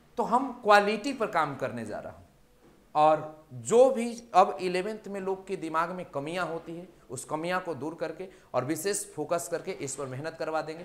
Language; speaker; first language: Hindi; native; Hindi